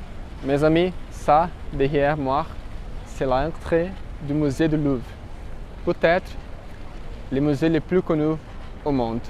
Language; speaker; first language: French; non-native, learner; Portuguese